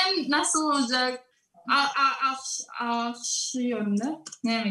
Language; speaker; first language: Turkish; non-native, learner; Russian